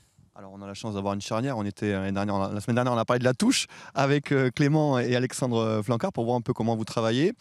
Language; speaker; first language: French; native; French